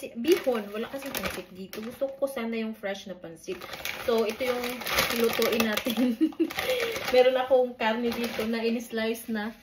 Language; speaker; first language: Filipino; non-native, local second language; Cebuano